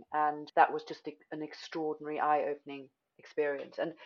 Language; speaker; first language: English; native; English